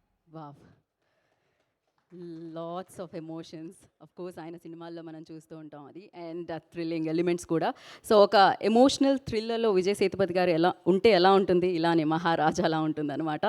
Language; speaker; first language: Telugu; native; Telugu